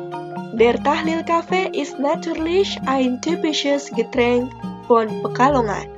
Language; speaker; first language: German; non-native, fluent; Indonesian